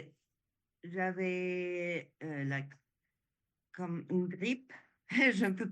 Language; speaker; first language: French; non-native, learner; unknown